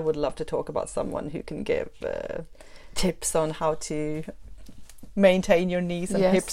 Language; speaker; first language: English; non-native, fluent; Swedish